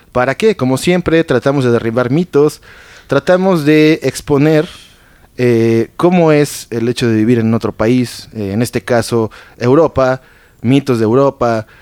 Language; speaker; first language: Spanish; native; Spanish